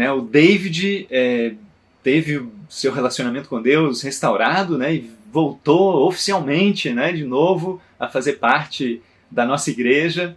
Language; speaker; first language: Portuguese; native; Portuguese